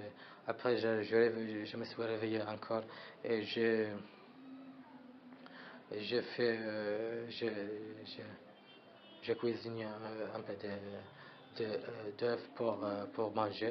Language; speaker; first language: French; non-native, learner; Arabic